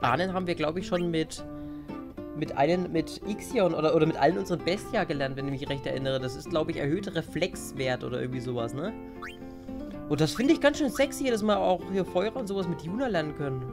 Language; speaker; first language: German; native; German